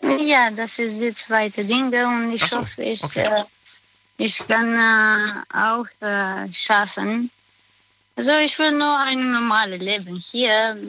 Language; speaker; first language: German; non-native, learner; Romanian